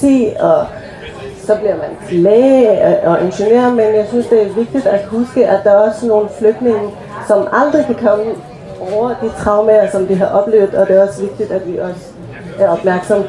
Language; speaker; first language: Danish; early bilingual, other home language; Persian